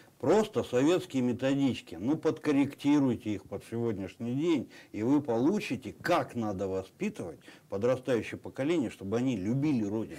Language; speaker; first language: Russian; native; Russian